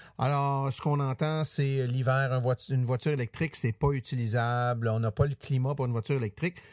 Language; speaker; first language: French; native; French